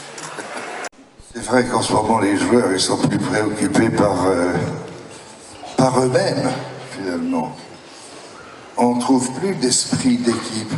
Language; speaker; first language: French; native; French